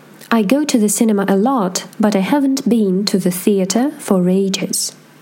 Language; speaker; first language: English; non-native, fluent; Russian